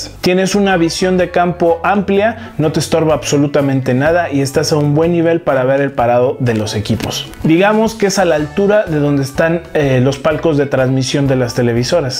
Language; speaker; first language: Spanish; native; Spanish